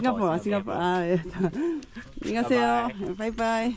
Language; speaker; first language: Korean; native; Korean